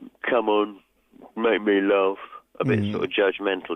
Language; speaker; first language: English; native; English